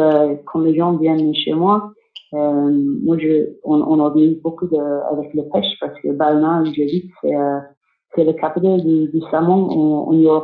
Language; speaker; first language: French; non-native, fluent; English